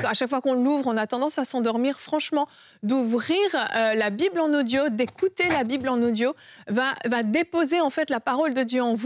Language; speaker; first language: French; native; French